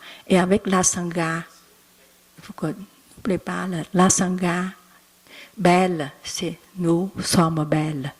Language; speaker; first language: French; non-native, learner; Vietnamese